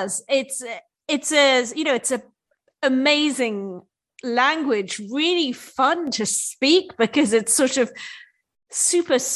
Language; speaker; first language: English; native; English